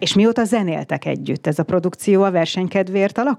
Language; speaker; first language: Hungarian; native; Hungarian